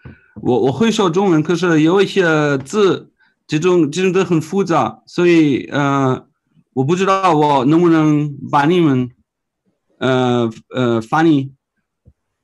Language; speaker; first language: Chinese; non-native, fluent; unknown